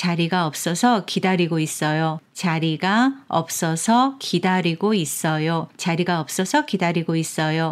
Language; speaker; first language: Korean; non-native, fluent; Chinese